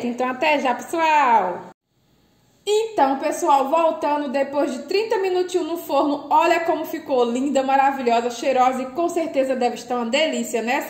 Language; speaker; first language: Portuguese; native; Portuguese